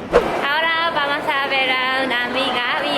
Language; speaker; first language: Spanish; non-native, learner; Japanese